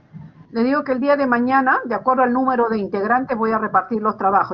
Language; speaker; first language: Spanish; native; Spanish